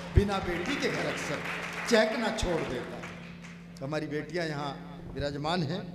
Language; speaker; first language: Hindi; native; Hindi